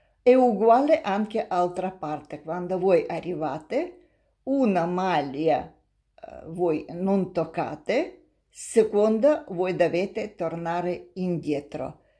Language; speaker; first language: Italian; non-native, learner; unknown